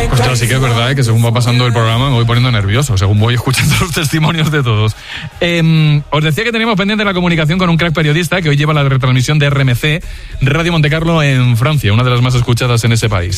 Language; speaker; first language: Spanish; native; Spanish